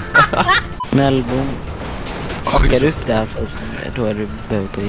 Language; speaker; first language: Swedish; native; Swedish